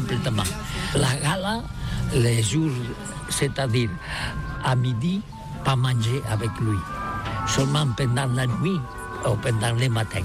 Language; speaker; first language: French; non-native, learner; Catalan